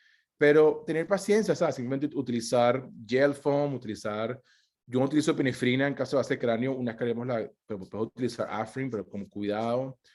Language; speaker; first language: Spanish; native; Spanish